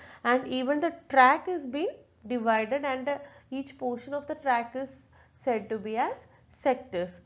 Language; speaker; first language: English; non-native, local second language; Malayalam